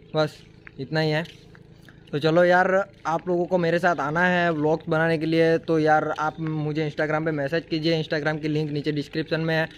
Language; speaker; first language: Hindi; non-native, local second language; Gujarati